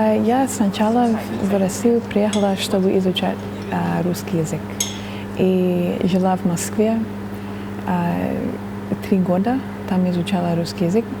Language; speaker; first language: Russian; non-native, fluent; English